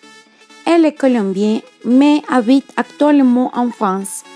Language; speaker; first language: French; non-native, learner; Spanish